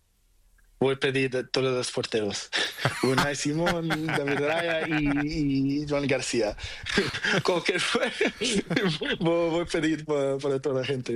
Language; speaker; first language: Spanish; non-native, learner; Portuguese